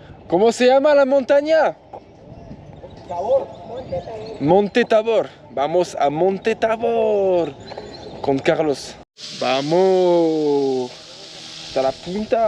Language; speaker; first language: Spanish; non-native, learner; French